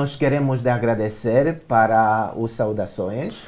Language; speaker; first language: Portuguese; non-native, learner; Romanian